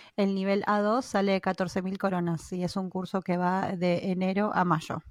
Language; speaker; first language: Spanish; native; Spanish